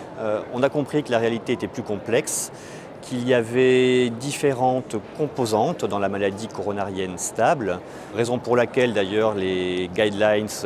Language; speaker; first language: French; native; French